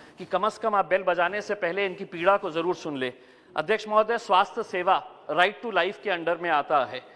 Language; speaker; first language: Hindi; non-native, local second language; Urdu